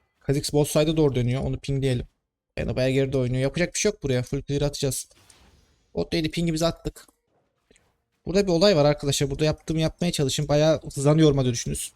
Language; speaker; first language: Turkish; native; Turkish